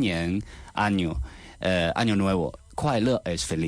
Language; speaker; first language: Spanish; non-native, fluent; Chinese